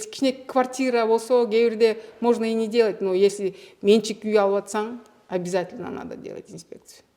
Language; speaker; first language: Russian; non-native, local second language; Kyrgyz